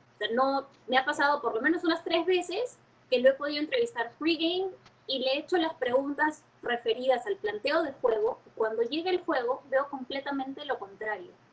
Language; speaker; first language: Spanish; native; Spanish